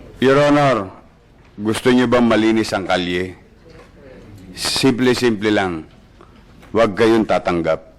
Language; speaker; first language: Filipino; native; Filipino